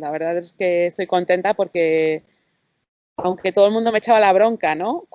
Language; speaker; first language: Spanish; native; Spanish